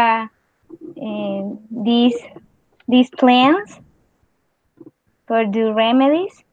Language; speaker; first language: English; non-native, learner; Spanish